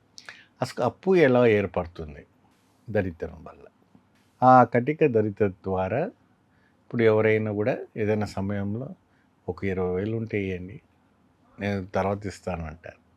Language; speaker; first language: Telugu; non-native, fluent; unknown